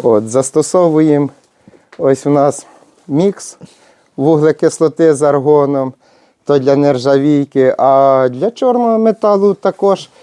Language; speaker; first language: Ukrainian; native; Ukrainian